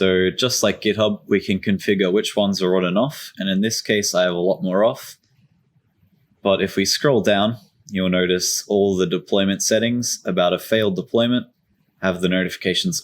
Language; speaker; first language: English; native; English